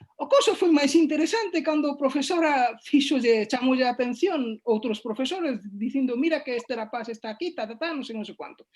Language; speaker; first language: Galician; non-native, fluent; Bangla